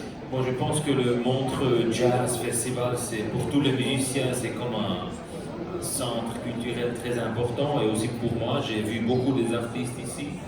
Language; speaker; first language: French; non-native, local second language; German